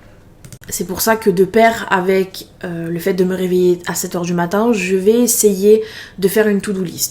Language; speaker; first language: French; native; French